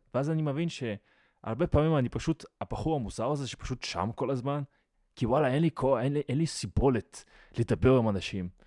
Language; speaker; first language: Hebrew; native; Hebrew